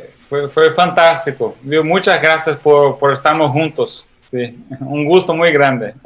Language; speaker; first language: Spanish; non-native, learner; Portuguese